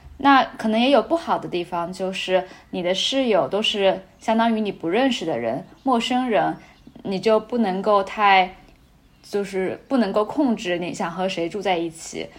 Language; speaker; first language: Chinese; native; Chinese